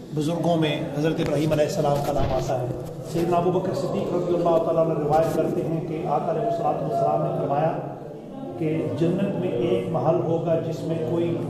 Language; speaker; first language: Urdu; native; Urdu